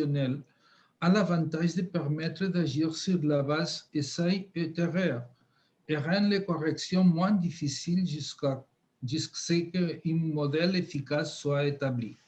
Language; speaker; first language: French; non-native, fluent; Spanish